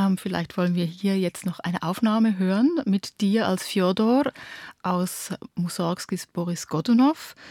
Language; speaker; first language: German; native; German